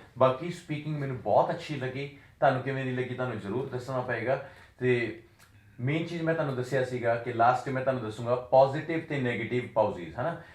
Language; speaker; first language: Punjabi; native; Punjabi